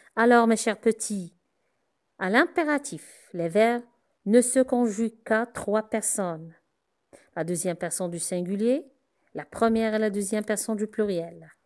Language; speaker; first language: French; non-native, local second language; Arabic